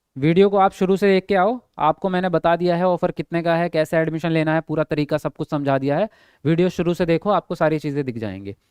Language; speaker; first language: Hindi; native; Hindi